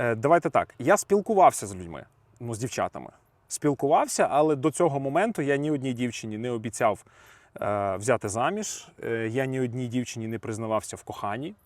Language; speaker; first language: Ukrainian; native; Ukrainian